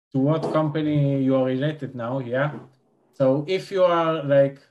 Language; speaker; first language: English; non-native, fluent; Hebrew